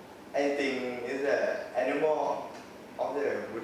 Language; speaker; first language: English; non-native, learner; Thai